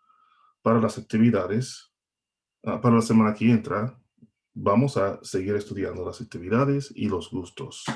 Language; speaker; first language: Spanish; non-native, fluent; English